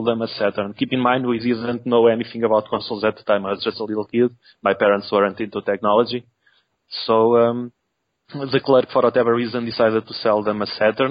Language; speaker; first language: English; non-native, fluent; Portuguese